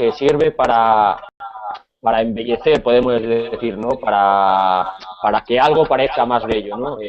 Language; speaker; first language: Spanish; native; Spanish